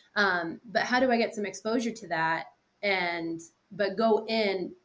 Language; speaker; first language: English; native; English